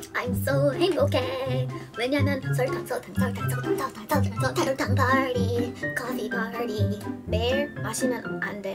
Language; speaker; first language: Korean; non-native, learner; English